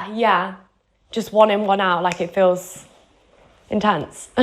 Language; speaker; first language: English; native; English